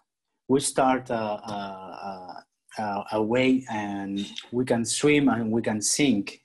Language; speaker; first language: English; non-native, learner; Spanish